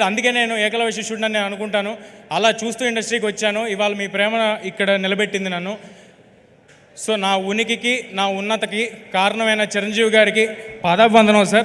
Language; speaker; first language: Telugu; native; Telugu